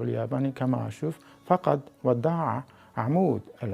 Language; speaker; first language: Arabic; non-native, fluent; Japanese